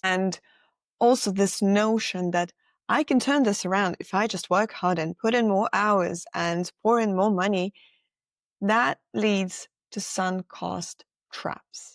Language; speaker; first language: English; non-native, fluent; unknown